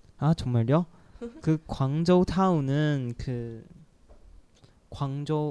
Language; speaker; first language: Korean; non-native, learner; Chinese